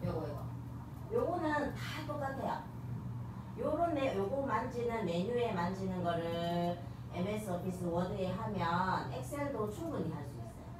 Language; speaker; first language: Korean; native; Korean